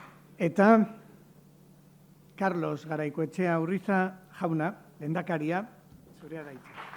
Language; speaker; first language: Basque; native; Basque